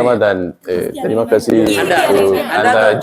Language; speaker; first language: Indonesian; non-native, learner; Spanish